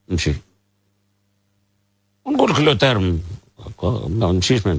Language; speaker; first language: Arabic; native; Arabic